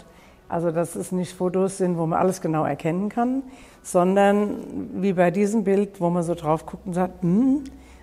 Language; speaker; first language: German; native; German